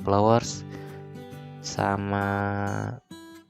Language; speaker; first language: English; non-native, learner; Indonesian